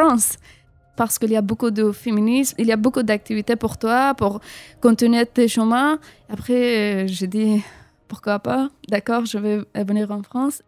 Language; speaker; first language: French; non-native, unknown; Persian